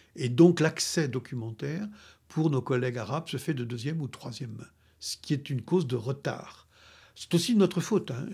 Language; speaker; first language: French; native; French